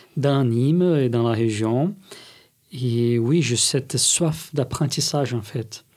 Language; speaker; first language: French; non-native, fluent; Portuguese